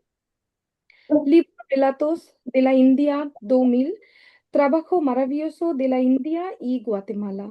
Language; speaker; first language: Spanish; non-native, learner; Bangla